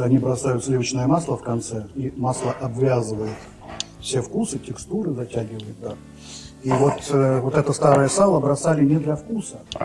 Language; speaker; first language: Russian; native; Russian